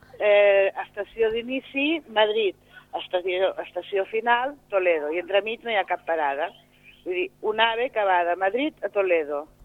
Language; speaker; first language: Catalan; native; Catalan